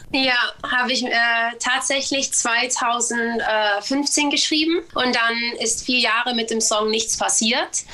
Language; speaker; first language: German; early bilingual, other home language; Albanian